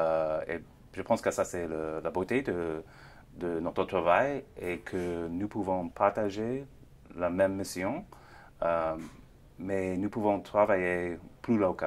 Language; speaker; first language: French; non-native, fluent; English